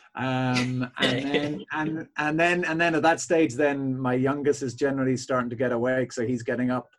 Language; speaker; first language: English; native; English